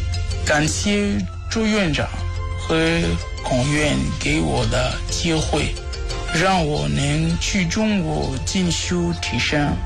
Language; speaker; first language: Chinese; non-native, fluent; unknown